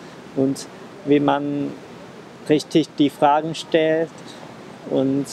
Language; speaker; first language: German; non-native, fluent; Chinese